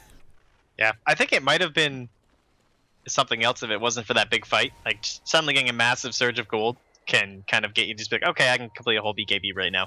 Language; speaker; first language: English; native; English